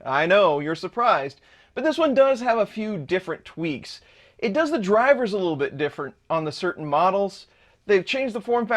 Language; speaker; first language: English; native; English